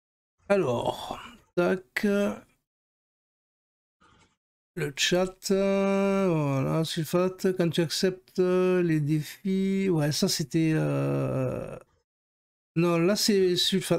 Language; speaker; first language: French; native; French